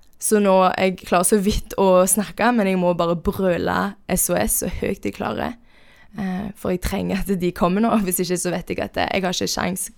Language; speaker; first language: Norwegian; native; Norwegian